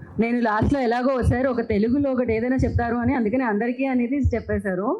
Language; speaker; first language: Telugu; native; Telugu